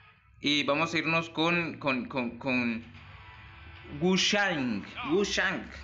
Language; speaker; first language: Spanish; native; Spanish